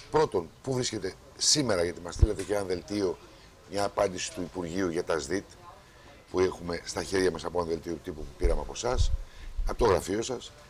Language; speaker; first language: Greek; native; Greek